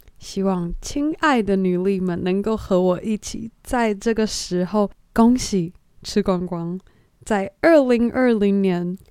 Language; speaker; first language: Chinese; native; Chinese